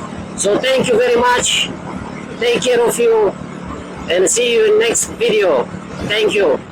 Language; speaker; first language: English; non-native, learner; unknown